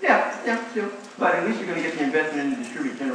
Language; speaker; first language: English; native; English